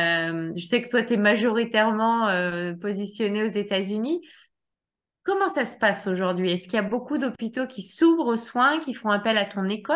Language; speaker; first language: French; native; French